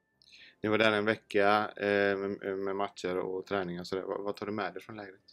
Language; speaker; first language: Swedish; native; Swedish